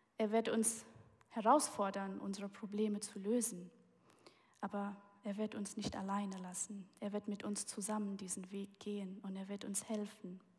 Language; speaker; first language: German; early bilingual, heritage; German